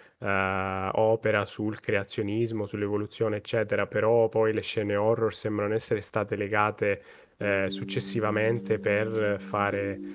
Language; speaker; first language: Italian; native; Italian